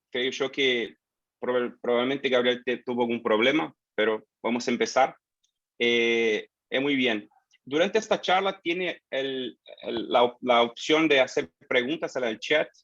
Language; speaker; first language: Spanish; non-native, fluent; Portuguese